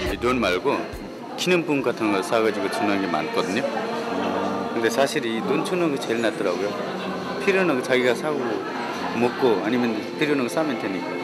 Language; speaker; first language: Korean; non-native, fluent; Nepali